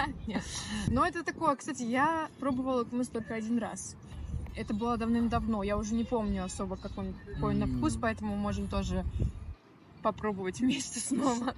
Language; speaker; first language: Russian; native; Russian